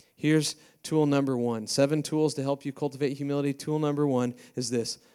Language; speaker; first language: English; native; English